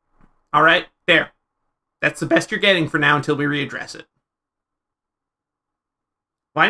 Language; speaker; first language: English; native; English